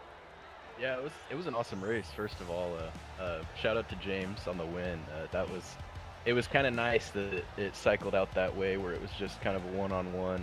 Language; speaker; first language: English; native; English